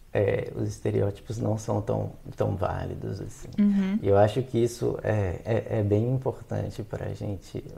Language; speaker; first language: Portuguese; native; Portuguese